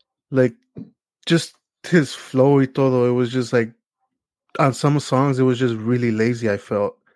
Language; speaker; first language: English; early bilingual, other home language; Spanish